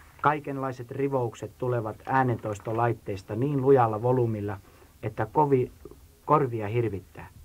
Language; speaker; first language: Finnish; native; Finnish